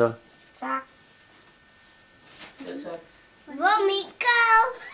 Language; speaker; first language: Danish; non-native, learner; Filipino